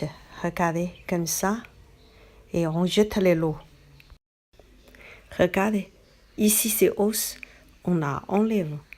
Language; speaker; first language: French; non-native, learner; Chinese